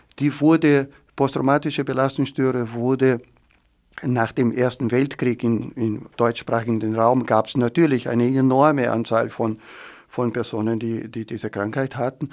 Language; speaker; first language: German; non-native, fluent; Portuguese